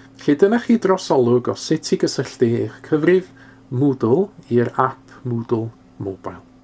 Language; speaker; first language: Welsh; non-native, local second language; English